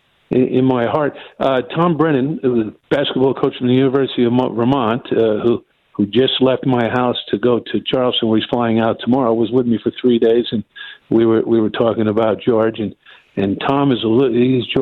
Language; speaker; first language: English; native; English